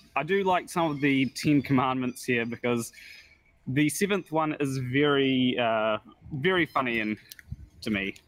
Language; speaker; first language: English; native; English